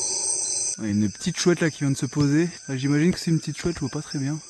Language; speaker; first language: French; native; French